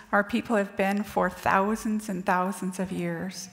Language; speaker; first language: English; native; English